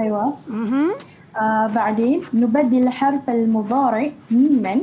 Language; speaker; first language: Arabic; non-native, learner; Malay